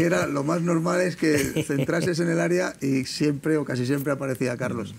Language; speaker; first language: Spanish; native; Spanish